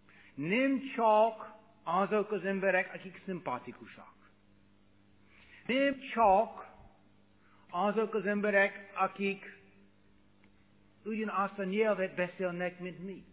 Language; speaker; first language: Hungarian; non-native, fluent; English